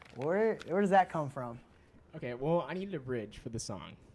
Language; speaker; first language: English; native; English